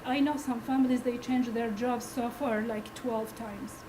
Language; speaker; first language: English; non-native, learner; Arabic